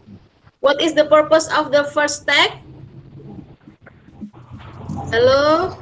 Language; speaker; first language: English; non-native, fluent; Indonesian